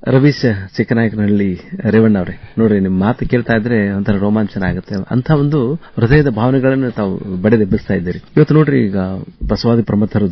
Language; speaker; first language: Kannada; native; Kannada